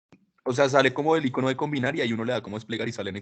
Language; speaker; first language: Spanish; native; Spanish